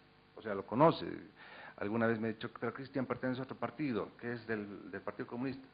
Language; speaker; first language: Spanish; native; Spanish